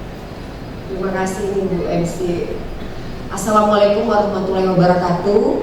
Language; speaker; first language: Indonesian; native; Indonesian